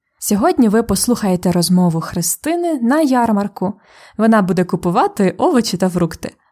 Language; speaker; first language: Ukrainian; native; Ukrainian